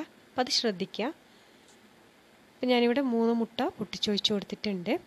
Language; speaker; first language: Malayalam; native; Malayalam